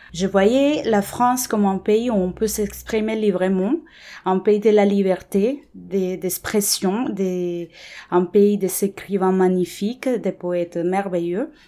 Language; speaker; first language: French; non-native, fluent; Spanish